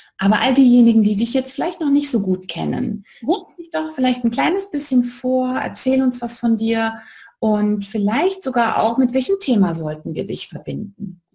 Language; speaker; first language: German; native; German